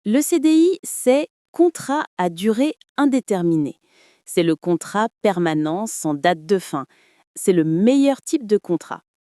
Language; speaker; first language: French; non-native, fluent; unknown